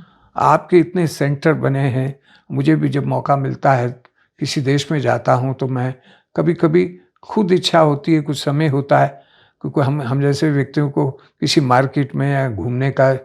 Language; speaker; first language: Hindi; native; Hindi